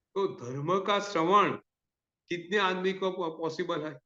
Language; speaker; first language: Hindi; non-native, local second language; Gujarati